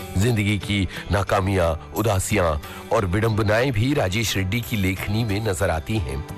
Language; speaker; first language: Hindi; native; Hindi